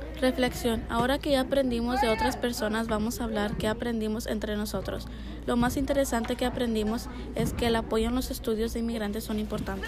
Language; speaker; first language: Spanish; early bilingual, heritage; Spanish